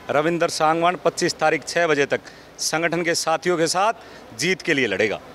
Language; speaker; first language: Hindi; native; Hindi